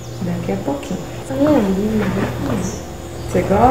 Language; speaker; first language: Portuguese; native; Portuguese